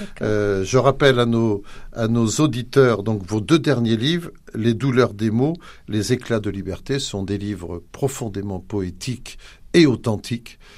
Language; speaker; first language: French; native; French